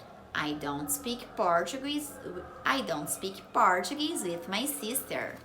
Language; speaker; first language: English; non-native, fluent; Portuguese